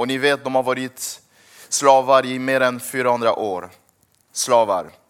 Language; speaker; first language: Swedish; early bilingual, other home language; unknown